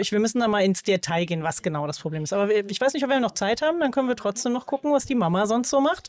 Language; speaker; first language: German; native; German